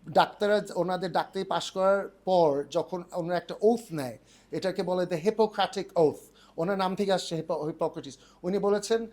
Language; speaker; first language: Bangla; early bilingual, heritage; Bangla